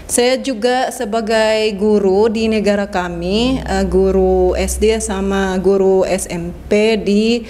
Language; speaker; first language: Indonesian; non-native, fluent; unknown